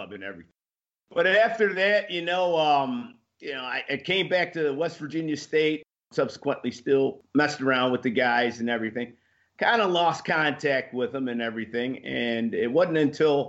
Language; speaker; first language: English; native; English